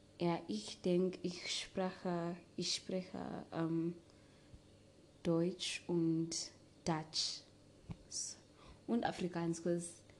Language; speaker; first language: German; non-native, learner; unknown